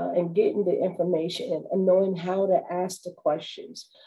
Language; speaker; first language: English; native; English